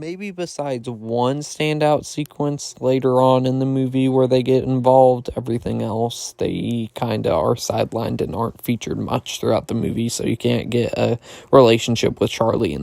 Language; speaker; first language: English; native; English